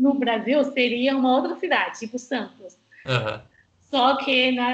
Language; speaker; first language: Portuguese; non-native, fluent; Chinese